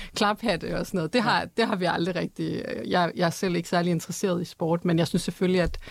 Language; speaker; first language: Danish; native; Danish